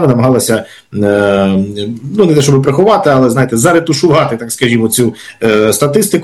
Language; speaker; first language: Ukrainian; native; Ukrainian